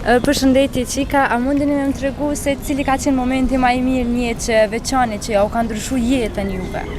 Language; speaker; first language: Albanian; native; Albanian